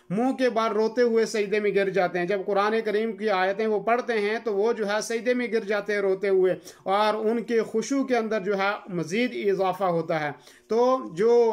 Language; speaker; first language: Urdu; non-native, local second language; Gujari